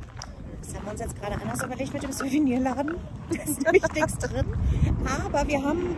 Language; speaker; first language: German; native; German